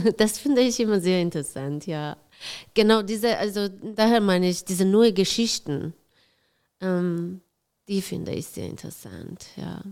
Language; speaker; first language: German; non-native, fluent; Persian